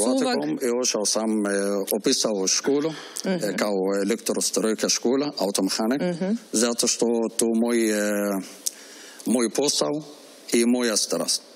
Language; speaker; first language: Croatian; non-native, learner; Arabic